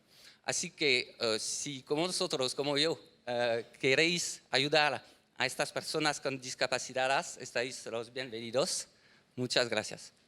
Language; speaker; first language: Spanish; non-native, fluent; French